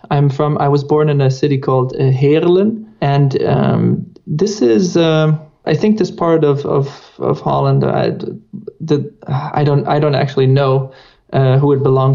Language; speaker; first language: English; non-native, fluent; Dutch